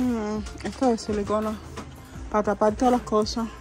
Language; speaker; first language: Spanish; native; Spanish